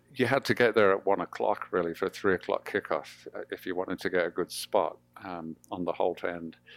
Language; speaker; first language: English; native; English